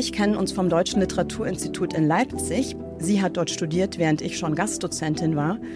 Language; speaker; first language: German; early bilingual, other home language; Russian